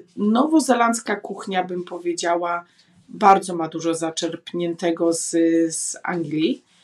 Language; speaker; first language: Polish; native; Polish